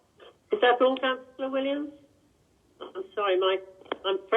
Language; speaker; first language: English; native; English